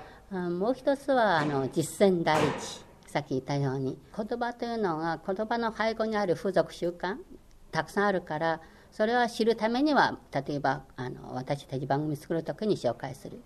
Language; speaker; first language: Japanese; non-native, fluent; Chinese